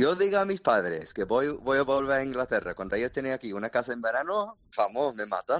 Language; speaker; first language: Spanish; non-native, fluent; English